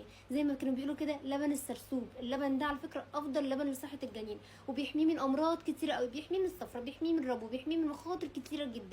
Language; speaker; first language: Arabic; native; Arabic